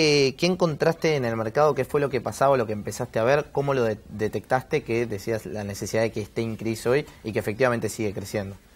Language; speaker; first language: Spanish; native; Spanish